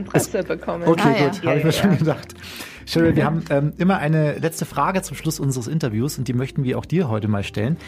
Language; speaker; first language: German; native; German